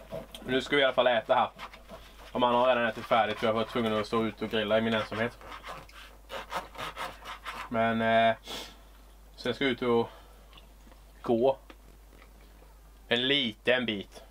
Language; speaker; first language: Swedish; native; Swedish